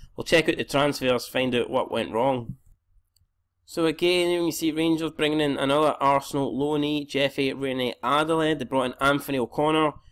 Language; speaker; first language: English; native; English